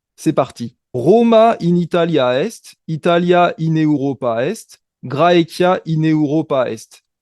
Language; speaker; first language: French; native; French